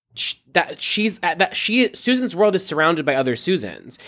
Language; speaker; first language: English; native; English